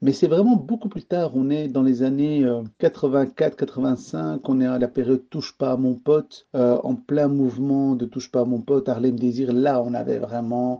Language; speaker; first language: French; early bilingual, other home language; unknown